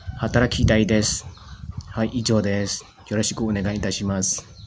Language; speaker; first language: Japanese; non-native, learner; Burmese